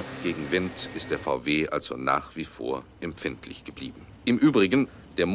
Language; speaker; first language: German; native; German